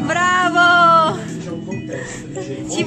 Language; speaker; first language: Italian; non-native, learner; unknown